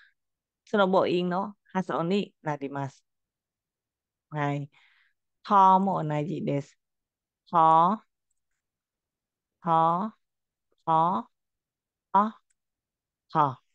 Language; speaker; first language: Japanese; non-native, fluent; Khmer